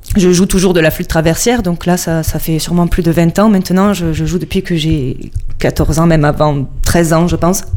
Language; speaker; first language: French; native; French